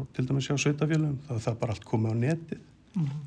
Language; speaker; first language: Icelandic; native; Icelandic